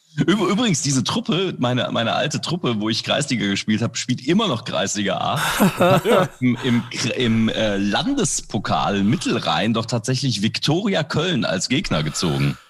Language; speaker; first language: German; early bilingual, other home language; Indonesian